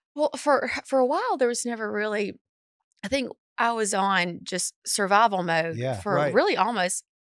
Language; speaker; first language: English; native; English